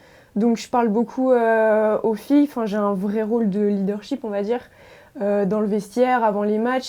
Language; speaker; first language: French; native; French